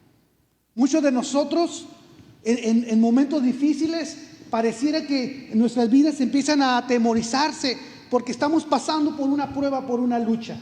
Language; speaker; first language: Spanish; native; Spanish